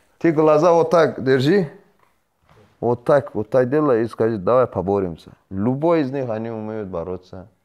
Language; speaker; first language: Russian; non-native, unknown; Persian